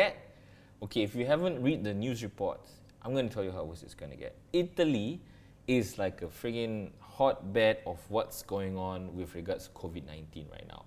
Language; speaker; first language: English; non-native, local second language; Malay